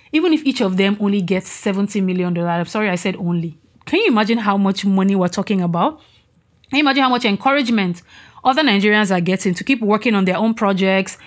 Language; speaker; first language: English; non-native, local second language; Yoruba